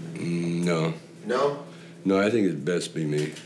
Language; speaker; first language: English; native; English